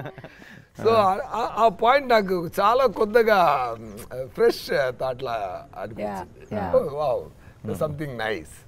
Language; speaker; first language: Telugu; non-native, learner; Tamil